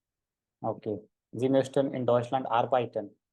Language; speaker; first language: German; non-native, fluent; Hindi